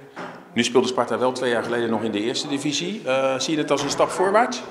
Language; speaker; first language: Dutch; native; Dutch